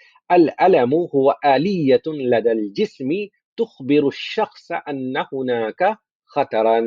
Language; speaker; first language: Arabic; non-native, fluent; Urdu